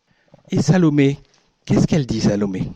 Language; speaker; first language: French; native; French